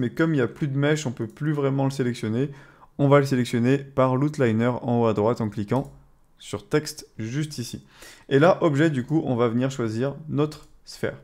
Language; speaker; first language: French; native; French